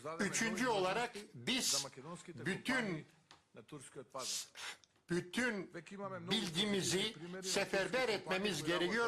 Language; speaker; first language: Turkish; non-native, learner; Macedonian